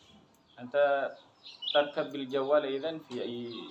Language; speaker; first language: Arabic; non-native, learner; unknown